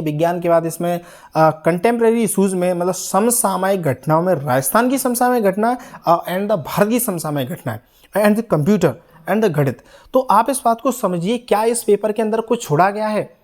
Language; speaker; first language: Hindi; native; Hindi